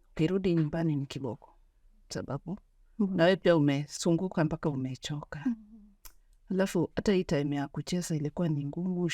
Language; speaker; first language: Swahili; native; Swahili